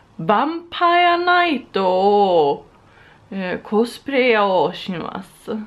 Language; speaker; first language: Japanese; non-native, learner; Swedish